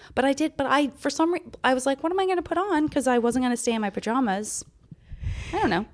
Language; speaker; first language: English; native; English